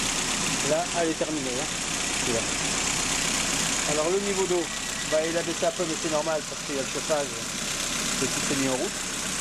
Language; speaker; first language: French; native; French